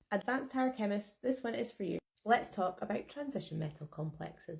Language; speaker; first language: English; native; English